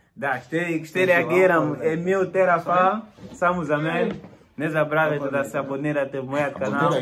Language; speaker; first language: Bulgarian; non-native, learner; Portuguese